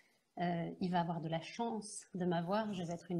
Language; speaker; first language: French; native; French